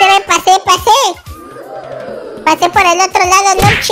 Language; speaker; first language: Spanish; native; Spanish